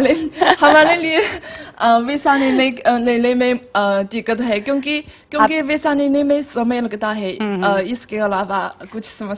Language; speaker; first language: Hindi; non-native, learner; Chinese